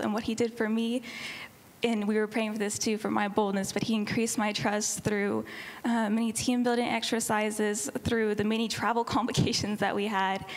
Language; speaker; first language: English; native; English